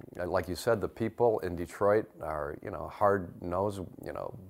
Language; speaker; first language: English; native; English